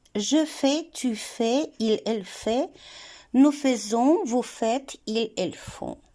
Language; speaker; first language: French; non-native, fluent; Ukrainian